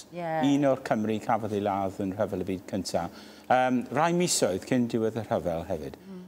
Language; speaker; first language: Welsh; native; Welsh